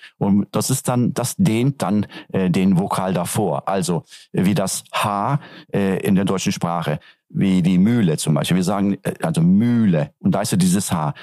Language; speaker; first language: German; non-native, fluent; Turkish